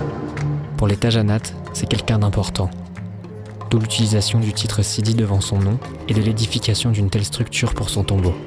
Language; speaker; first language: French; native; French